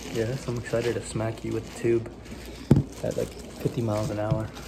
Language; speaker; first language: English; early bilingual, other home language; Spanish